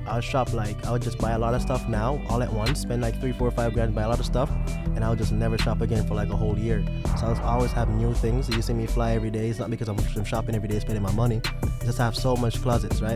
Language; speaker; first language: English; non-native, local second language; Jamaican Creole English